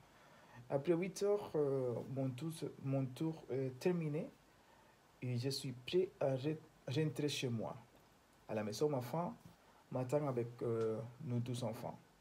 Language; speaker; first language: French; non-native, learner; Spanish